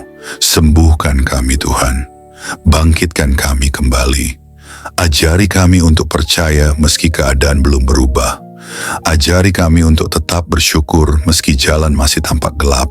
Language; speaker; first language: Indonesian; native; Indonesian